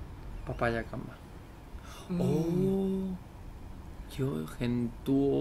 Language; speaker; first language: Chinese; non-native, fluent; English